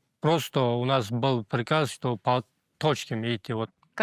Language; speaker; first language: Russian; non-native, fluent; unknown